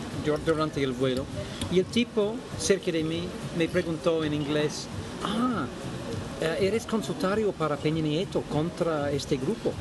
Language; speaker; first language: Spanish; non-native, fluent; English